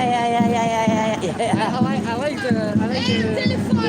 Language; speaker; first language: English; non-native, learner; French